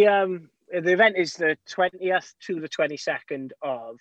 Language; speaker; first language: English; native; English